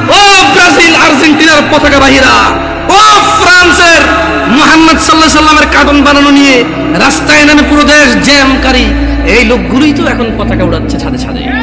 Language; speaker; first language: Bangla; early bilingual, heritage; Bangla